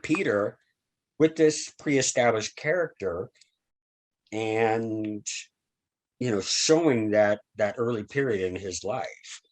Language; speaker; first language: English; native; English